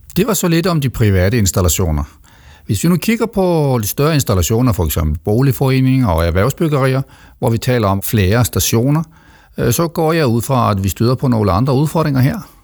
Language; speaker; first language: Danish; non-native, local second language; Faroese